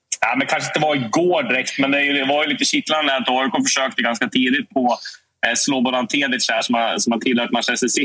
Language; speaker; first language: Swedish; native; Swedish